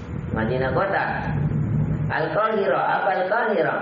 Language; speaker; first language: Arabic; non-native, fluent; Indonesian